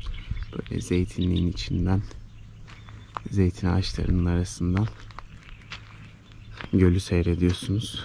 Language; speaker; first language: Turkish; native; Turkish